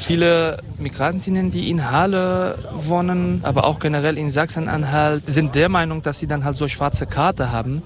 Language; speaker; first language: German; non-native, fluent; Kurdish